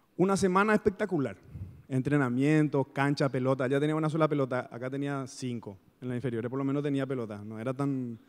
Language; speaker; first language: Spanish; native; Spanish